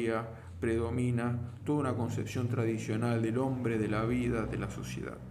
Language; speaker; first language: Spanish; native; Spanish